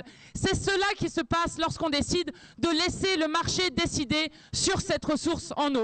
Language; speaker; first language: French; native; French